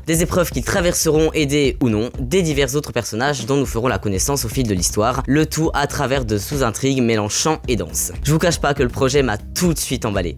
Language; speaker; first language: French; native; French